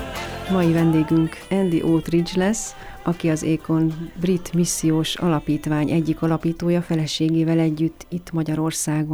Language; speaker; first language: Hungarian; native; Hungarian